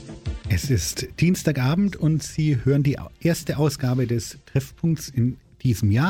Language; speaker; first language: German; native; German